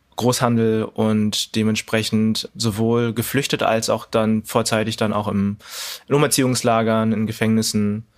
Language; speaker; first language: German; early bilingual, other home language; Cantonese